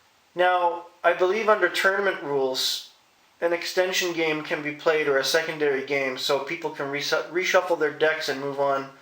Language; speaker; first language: English; native; English